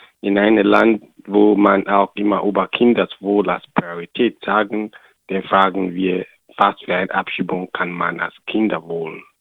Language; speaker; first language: German; non-native, learner; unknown